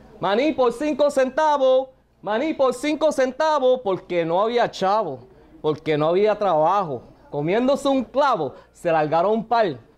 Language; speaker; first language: Spanish; early bilingual, heritage; Spanish